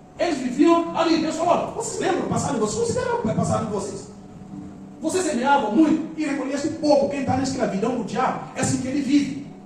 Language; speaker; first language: Portuguese; non-native, local second language; Upper Guinea Crioulo